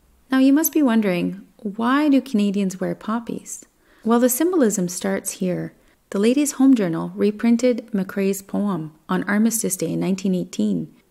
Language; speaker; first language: English; native; English